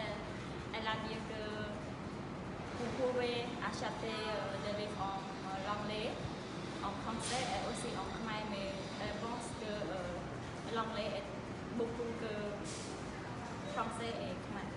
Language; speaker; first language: French; non-native, learner; Khmer